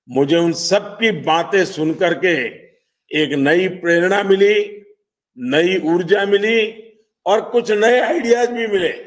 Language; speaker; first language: Hindi; non-native, local second language; Gujarati